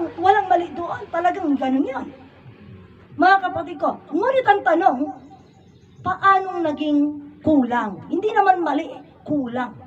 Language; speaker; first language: Filipino; non-native, local second language; Iloko